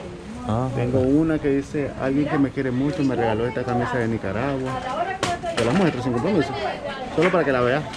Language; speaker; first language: Spanish; native; Spanish